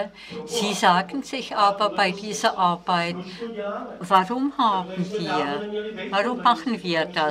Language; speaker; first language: German; non-native, fluent; Czech